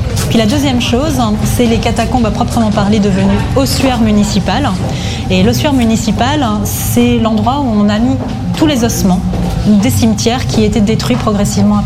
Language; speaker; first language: French; native; French